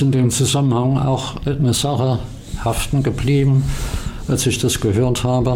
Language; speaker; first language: German; native; German